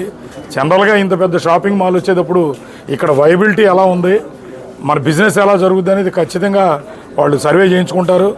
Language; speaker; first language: Telugu; native; Telugu